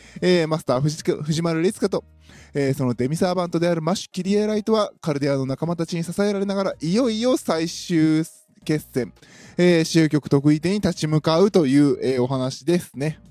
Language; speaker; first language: Japanese; native; Japanese